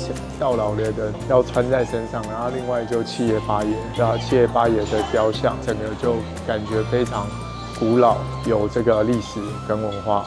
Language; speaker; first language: Chinese; native; Chinese